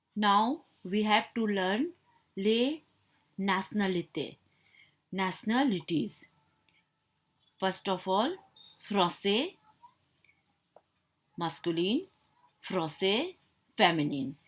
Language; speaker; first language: French; non-native, fluent; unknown